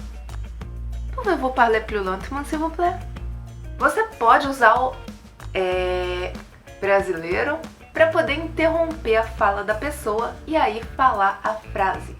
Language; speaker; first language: Portuguese; native; Portuguese